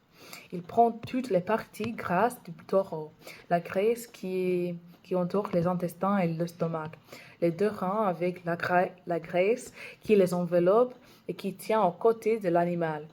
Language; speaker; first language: French; non-native, fluent; English